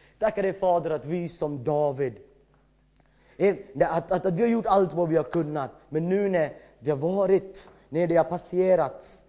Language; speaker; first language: Swedish; non-native, fluent; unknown